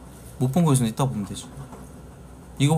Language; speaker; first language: Korean; native; Korean